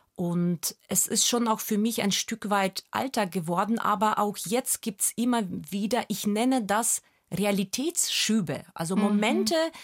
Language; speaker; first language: German; non-native, fluent; Russian